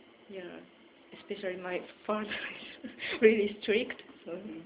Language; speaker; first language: English; non-native, learner; Japanese